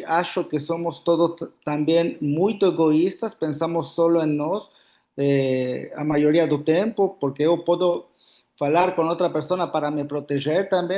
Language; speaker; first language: Portuguese; non-native, fluent; Spanish